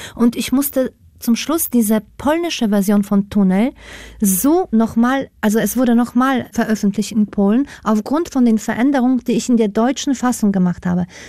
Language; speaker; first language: German; non-native, fluent; Polish